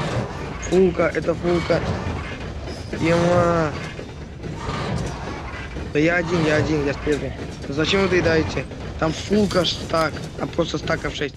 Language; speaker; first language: Russian; native; Russian